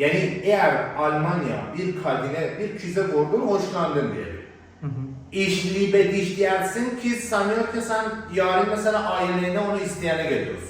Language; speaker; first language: Turkish; non-native, learner; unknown